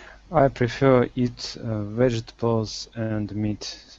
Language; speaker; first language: English; non-native, learner; Russian